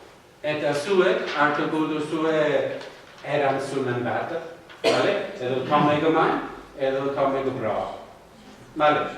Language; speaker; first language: Basque; non-native, learner; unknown